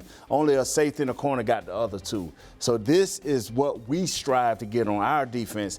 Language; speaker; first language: English; native; English